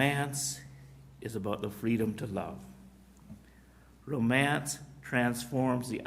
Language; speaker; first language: English; native; English